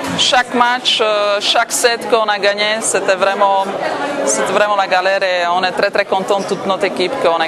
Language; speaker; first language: French; non-native, fluent; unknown